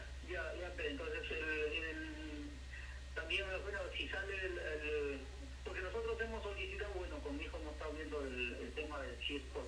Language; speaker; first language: Spanish; native; Spanish